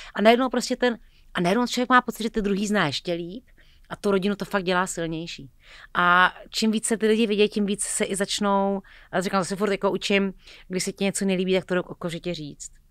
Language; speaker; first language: Czech; native; Czech